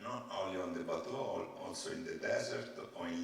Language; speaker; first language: English; non-native, learner; Italian